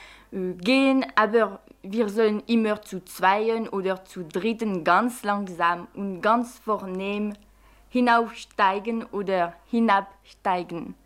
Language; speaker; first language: German; non-native, fluent; French